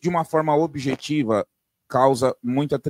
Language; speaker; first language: Portuguese; native; Portuguese